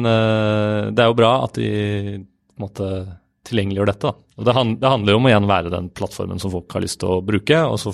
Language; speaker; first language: Norwegian; native; Norwegian